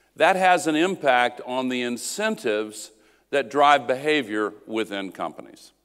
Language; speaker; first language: English; native; English